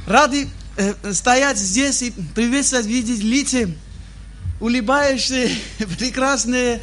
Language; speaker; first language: Russian; non-native, fluent; Armenian